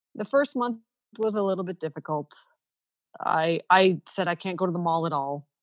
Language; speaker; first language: English; non-native, fluent; Ukrainian